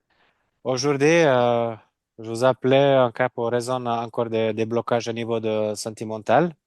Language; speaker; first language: French; non-native, learner; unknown